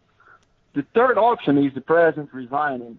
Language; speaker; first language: English; non-native, fluent; Portuguese